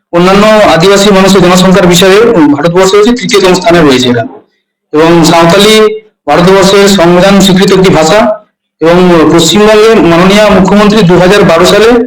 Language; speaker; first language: Bangla; non-native, local second language; Santali